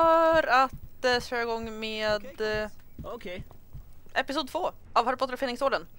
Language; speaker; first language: Swedish; native; Swedish